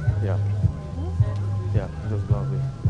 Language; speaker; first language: German; non-native, fluent; Serbian